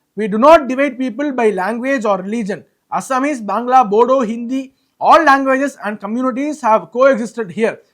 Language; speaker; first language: English; non-native, local second language; Tamil